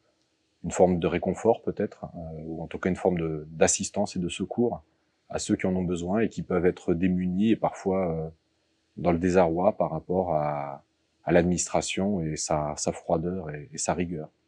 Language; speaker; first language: French; native; French